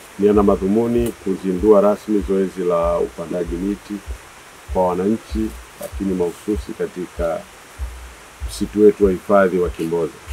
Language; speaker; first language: Swahili; native; Swahili